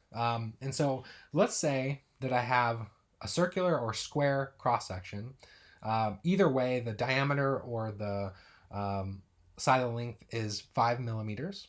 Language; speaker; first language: English; native; English